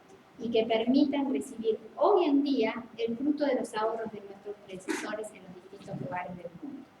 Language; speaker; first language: Spanish; native; Spanish